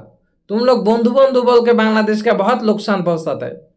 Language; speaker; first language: Hindi; non-native, learner; Bangla